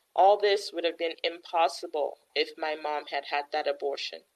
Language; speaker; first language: English; native; English